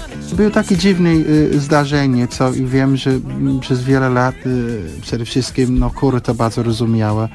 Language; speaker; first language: Polish; non-native, fluent; English